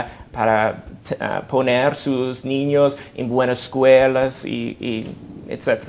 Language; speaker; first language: Spanish; non-native, fluent; English